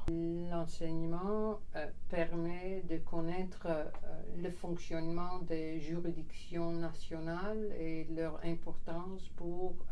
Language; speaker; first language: French; non-native, fluent; Dutch